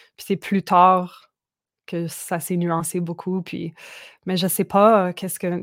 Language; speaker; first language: French; native; French